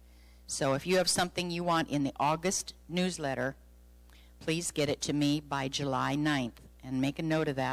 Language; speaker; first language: English; native; English